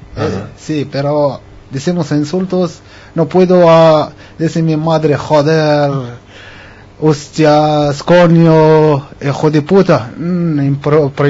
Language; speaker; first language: Spanish; non-native, learner; Arabic